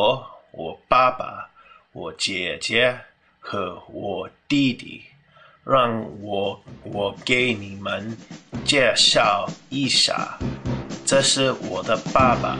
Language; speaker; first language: Chinese; non-native, learner; English